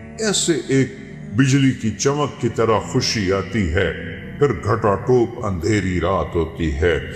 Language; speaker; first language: Urdu; non-native, local second language; Punjabi